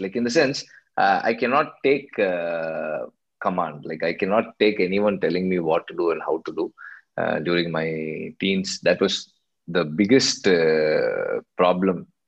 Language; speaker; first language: English; non-native, local second language; Tamil